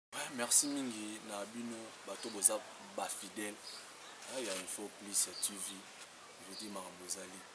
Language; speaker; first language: Lingala; native; Lingala